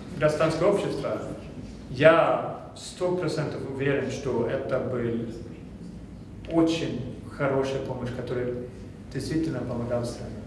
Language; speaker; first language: Russian; non-native, fluent; Swedish